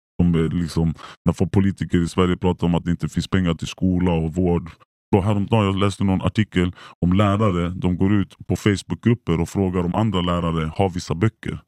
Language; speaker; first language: Swedish; native; Swedish